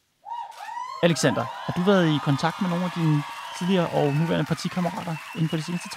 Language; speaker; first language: Danish; native; Danish